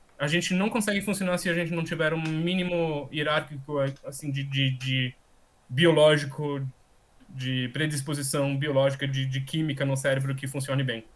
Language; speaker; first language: Portuguese; non-native, fluent; German